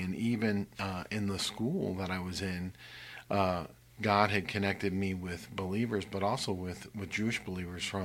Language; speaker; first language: English; native; English